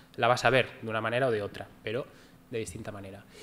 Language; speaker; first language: Spanish; native; Spanish